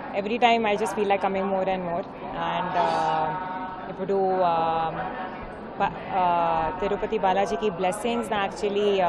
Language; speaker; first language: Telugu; non-native, learner; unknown